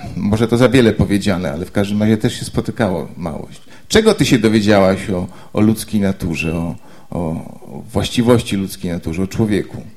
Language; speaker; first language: Polish; native; Polish